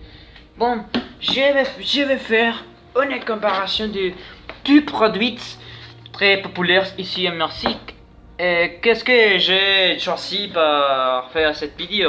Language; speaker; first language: French; non-native, learner; Spanish